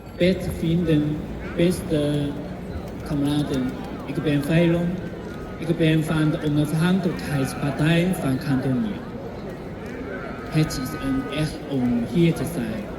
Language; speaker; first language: Dutch; non-native, fluent; Cantonese